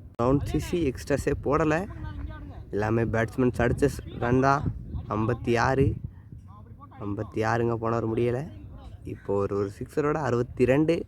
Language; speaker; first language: Tamil; native; Tamil